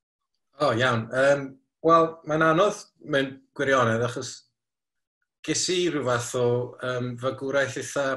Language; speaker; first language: Welsh; native; Welsh